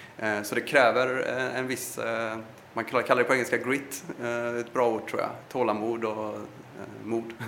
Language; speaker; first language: Swedish; early bilingual, other home language; Persian